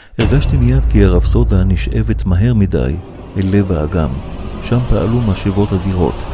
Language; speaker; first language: Hebrew; native; Hebrew